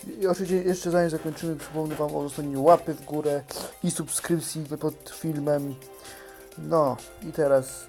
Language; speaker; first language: Polish; native; Polish